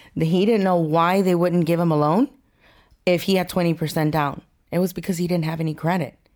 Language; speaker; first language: English; early bilingual, other home language; Spanish